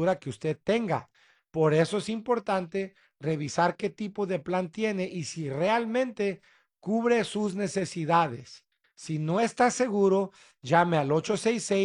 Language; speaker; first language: Spanish; early bilingual, heritage; Spanish